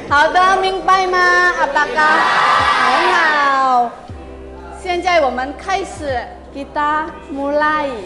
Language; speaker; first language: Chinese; non-native, fluent; Indonesian